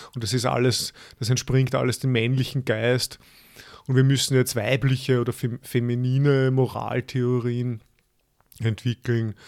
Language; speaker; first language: German; native; German